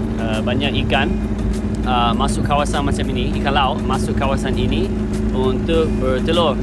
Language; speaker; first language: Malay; non-native, fluent; English